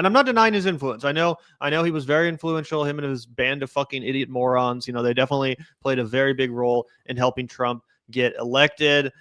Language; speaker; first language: English; native; English